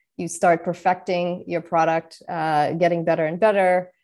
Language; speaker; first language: English; non-native, fluent; Russian